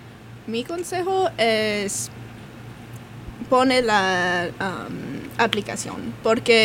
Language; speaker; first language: Spanish; non-native, learner; English